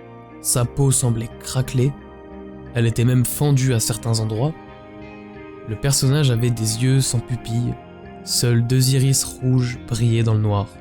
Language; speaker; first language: French; native; French